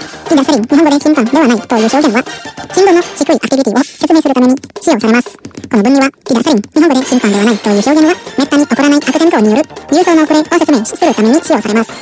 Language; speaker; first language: Japanese; non-native, fluent; Indonesian